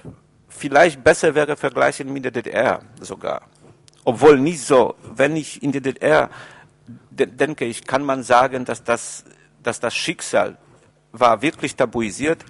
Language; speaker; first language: German; non-native, fluent; Polish